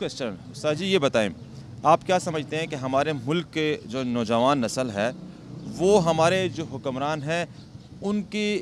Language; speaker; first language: Urdu; native; Urdu